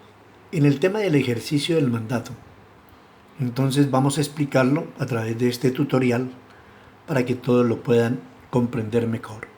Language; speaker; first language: Spanish; native; Spanish